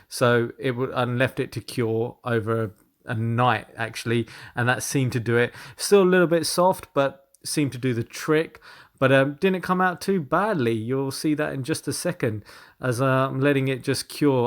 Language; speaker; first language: English; native; English